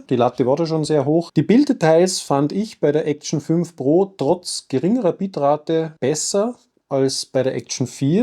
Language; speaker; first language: German; native; German